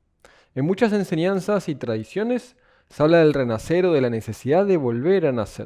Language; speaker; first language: Spanish; native; Spanish